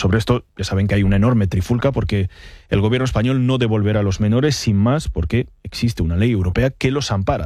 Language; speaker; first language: Spanish; native; Spanish